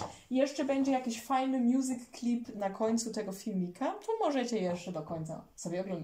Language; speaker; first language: Polish; early bilingual, heritage; German